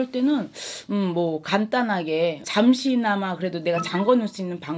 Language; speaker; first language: Korean; native; Korean